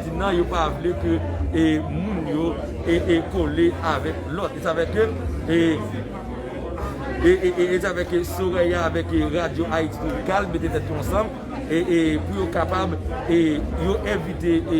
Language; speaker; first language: French; non-native, local second language; Haitian Creole